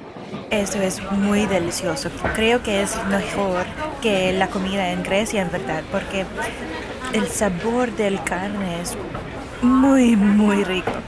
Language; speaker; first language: Spanish; non-native, learner; Dutch